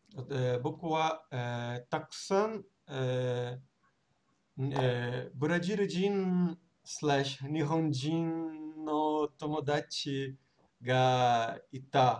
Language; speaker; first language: Japanese; non-native, learner; Portuguese